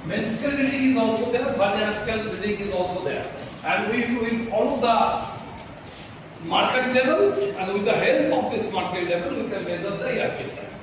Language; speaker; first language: English; non-native, local second language; Bangla